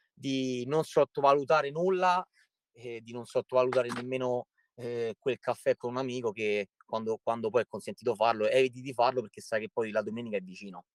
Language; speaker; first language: Italian; native; Italian